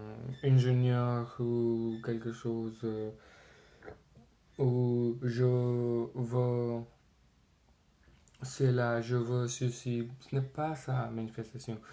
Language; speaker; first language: French; non-native, learner; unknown